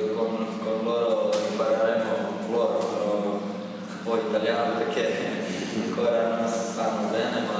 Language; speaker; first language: Italian; non-native, learner; Croatian